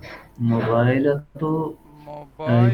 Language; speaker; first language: Persian; non-native, learner; Urdu